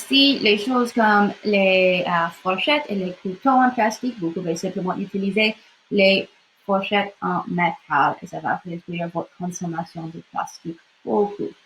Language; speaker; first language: French; non-native, local second language; English